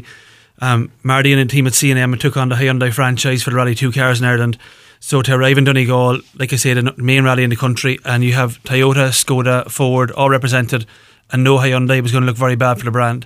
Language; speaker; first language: English; native; English